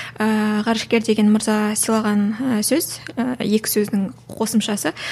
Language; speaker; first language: Kazakh; native; Kazakh